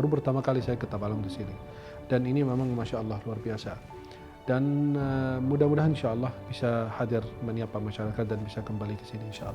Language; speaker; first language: Indonesian; non-native, fluent; Arabic